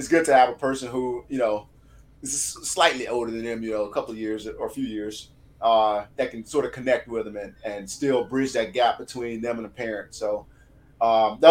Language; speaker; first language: English; native; English